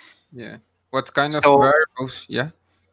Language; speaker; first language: English; non-native, learner; Portuguese